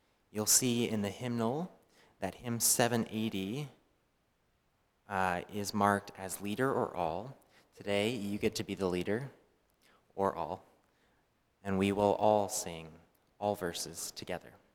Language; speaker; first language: English; native; English